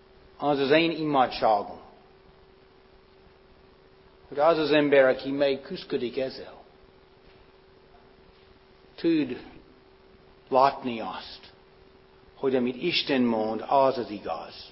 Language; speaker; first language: Hungarian; non-native, fluent; English